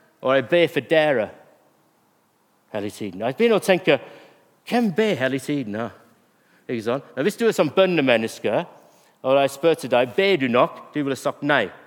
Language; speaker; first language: Norwegian; non-native, fluent; English